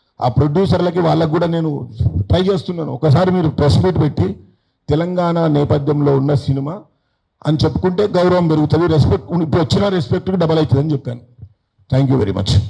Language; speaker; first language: Telugu; native; Telugu